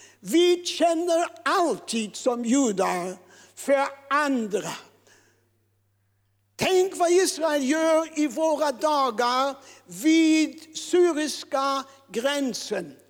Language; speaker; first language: Swedish; non-native, fluent; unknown